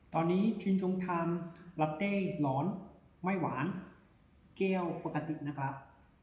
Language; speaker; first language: Thai; non-native, learner; Chinese